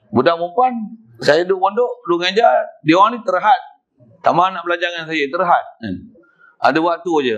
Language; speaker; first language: Malay; native; Malay